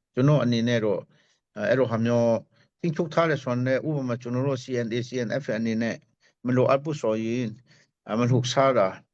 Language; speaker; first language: Burmese; non-native, local second language; Hakha Chin